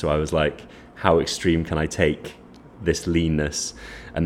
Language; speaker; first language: English; native; English